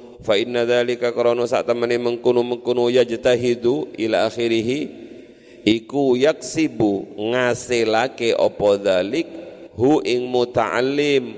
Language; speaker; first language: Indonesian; non-native, local second language; Madurese